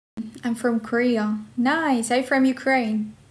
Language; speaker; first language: English; non-native, learner; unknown